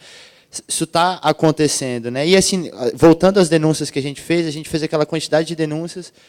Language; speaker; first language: Portuguese; native; Portuguese